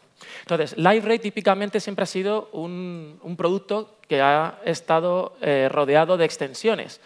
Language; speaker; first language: Spanish; native; Spanish